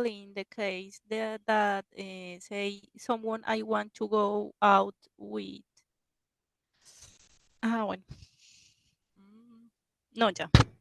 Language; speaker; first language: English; non-native, learner; Spanish